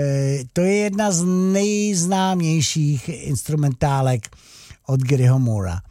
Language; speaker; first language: Czech; native; Czech